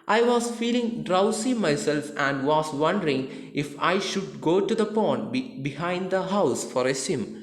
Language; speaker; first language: English; non-native, local second language; Malayalam